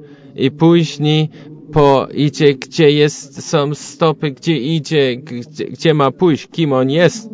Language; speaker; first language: Polish; non-native, learner; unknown